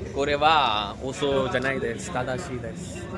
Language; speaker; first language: Japanese; non-native, learner; Marathi